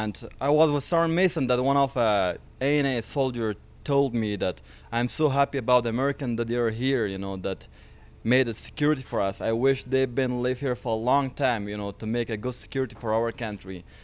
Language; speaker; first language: English; non-native, learner; Persian